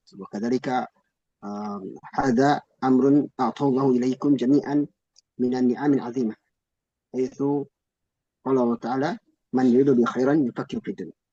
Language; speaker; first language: Arabic; non-native, learner; Indonesian